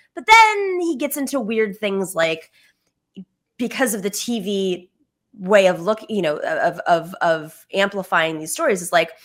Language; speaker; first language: English; early bilingual, other home language; Greek